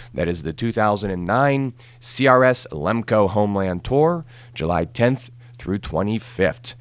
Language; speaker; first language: English; native; English